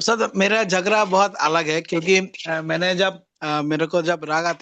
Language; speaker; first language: Hindi; non-native, learner; Bangla